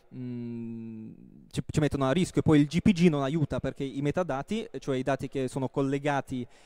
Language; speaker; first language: Italian; non-native, fluent; Russian